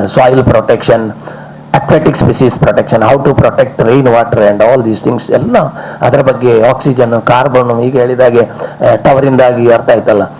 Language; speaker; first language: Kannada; non-native, local second language; Malayalam